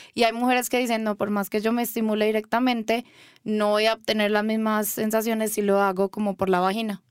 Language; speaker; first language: Spanish; native; Spanish